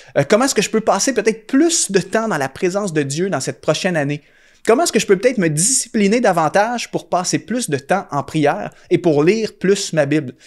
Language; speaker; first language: French; native; French